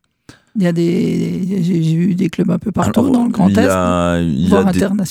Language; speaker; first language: French; native; French